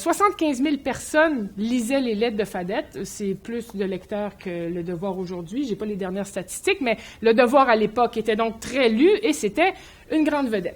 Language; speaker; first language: French; native; French